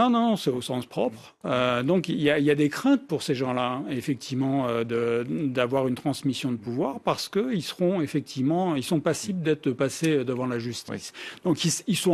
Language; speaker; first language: French; native; French